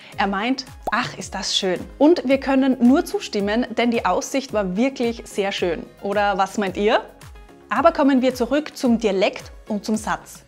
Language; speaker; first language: German; native; German